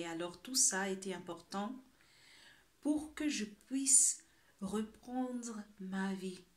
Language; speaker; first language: French; non-native, fluent; Spanish